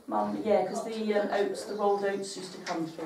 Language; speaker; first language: English; native; English